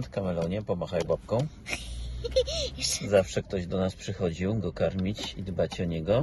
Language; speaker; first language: Polish; native; Polish